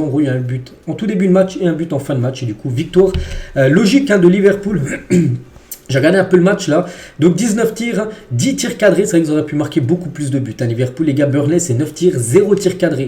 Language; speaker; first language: French; native; French